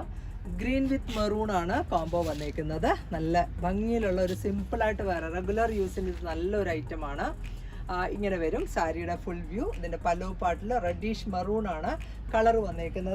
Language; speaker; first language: Malayalam; native; Malayalam